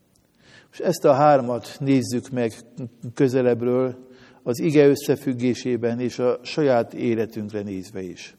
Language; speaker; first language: Hungarian; native; Hungarian